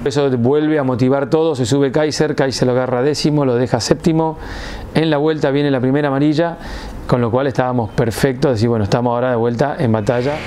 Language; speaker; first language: Spanish; native; Spanish